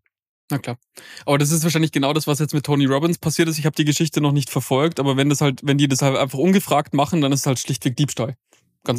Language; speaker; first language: German; native; German